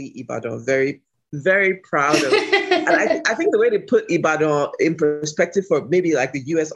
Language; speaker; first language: English; non-native, local second language; Yoruba